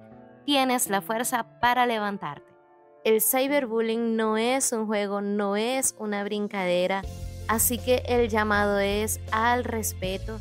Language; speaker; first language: Spanish; native; Spanish